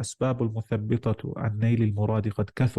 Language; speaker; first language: Arabic; non-native, fluent; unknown